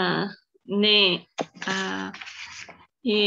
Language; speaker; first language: Korean; non-native, learner; Spanish